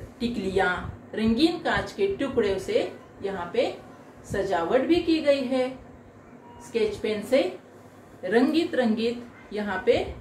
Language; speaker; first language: Hindi; non-native, local second language; Marathi